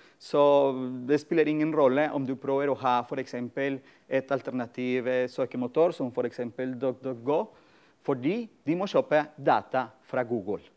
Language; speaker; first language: Norwegian; non-native, fluent; Spanish